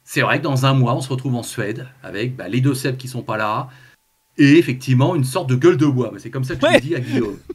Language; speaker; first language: French; native; French